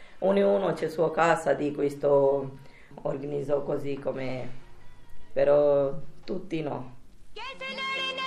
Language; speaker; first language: Italian; non-native, learner; Urdu